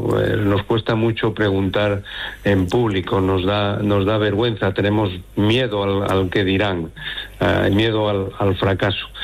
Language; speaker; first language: Spanish; native; Spanish